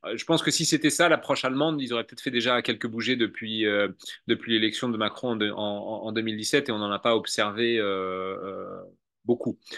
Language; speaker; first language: French; native; French